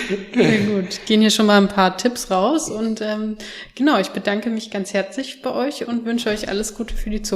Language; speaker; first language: German; native; German